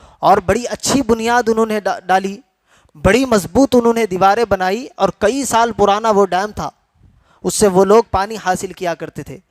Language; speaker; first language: Urdu; native; Urdu